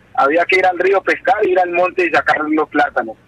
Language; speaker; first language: Spanish; native; Spanish